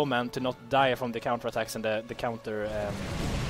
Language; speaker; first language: English; non-native, fluent; Swedish